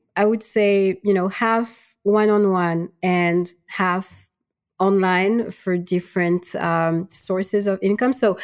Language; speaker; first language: English; non-native, fluent; Malagasy